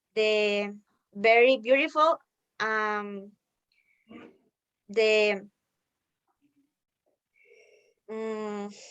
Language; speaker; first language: English; non-native, learner; Spanish